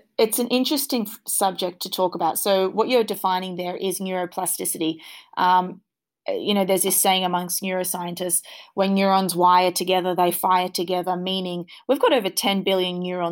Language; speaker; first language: English; native; English